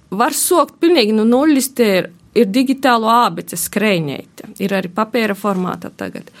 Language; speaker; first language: Latvian; native; Latvian